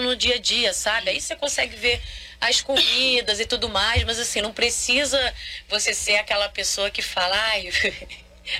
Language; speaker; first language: Portuguese; non-native, local second language; Kabuverdianu